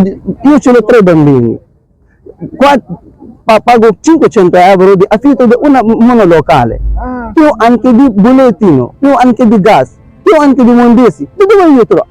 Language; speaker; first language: Italian; non-native, learner; Urdu